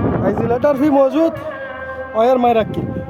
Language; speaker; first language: Arabic; non-native, learner; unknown